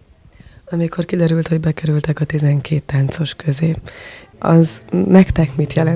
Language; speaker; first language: Hungarian; native; Hungarian